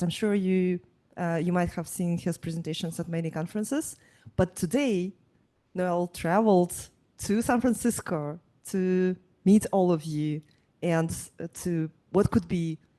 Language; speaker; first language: English; non-native, fluent; Russian